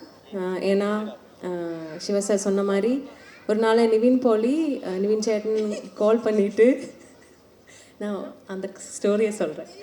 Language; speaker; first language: Tamil; non-native, learner; Malayalam